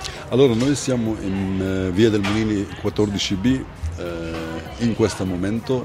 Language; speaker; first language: Italian; non-native, fluent; Arabic